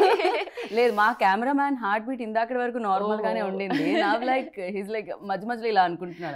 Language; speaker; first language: Telugu; native; Telugu